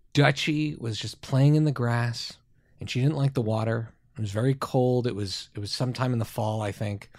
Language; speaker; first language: English; native; English